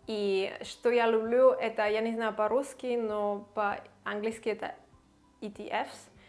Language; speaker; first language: Russian; non-native, learner; Catalan